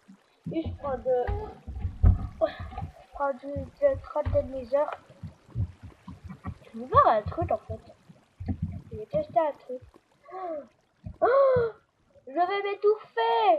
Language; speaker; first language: French; native; French